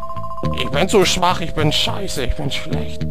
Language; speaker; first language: German; native; German